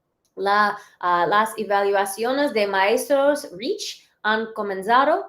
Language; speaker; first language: Spanish; early bilingual, heritage; English